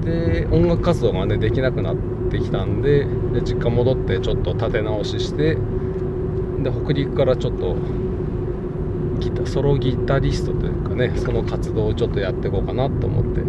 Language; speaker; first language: Japanese; native; Japanese